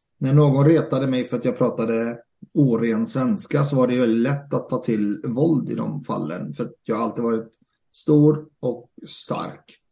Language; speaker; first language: Swedish; early bilingual, other home language; Arabic